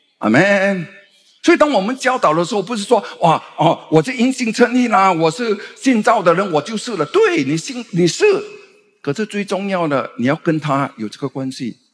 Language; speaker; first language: Chinese; native; Chinese